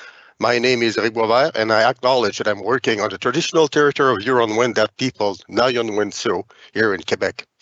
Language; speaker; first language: English; non-native, fluent; French